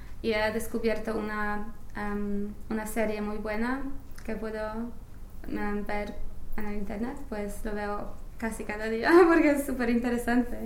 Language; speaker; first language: Spanish; non-native, fluent; English